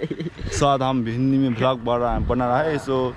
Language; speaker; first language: Hindi; non-native, learner; Nepali